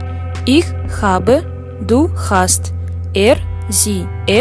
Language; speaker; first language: German; non-native, learner; Russian